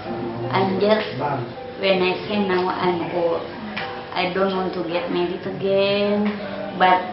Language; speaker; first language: English; non-native, learner; Indonesian